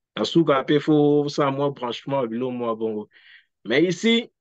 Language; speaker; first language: French; non-native, local second language; Lingala